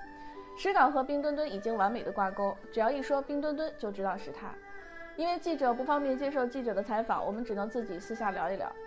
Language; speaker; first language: Chinese; native; Chinese